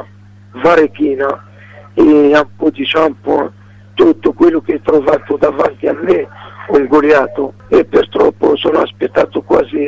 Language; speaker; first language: Italian; non-native, learner; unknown